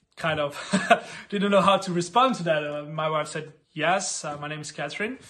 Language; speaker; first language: English; non-native, fluent; Portuguese